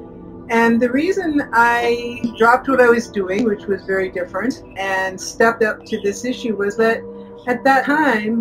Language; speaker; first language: English; native; English